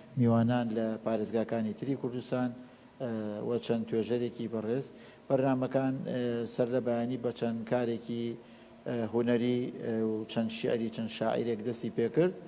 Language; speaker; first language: Central Kurdish; native; Central Kurdish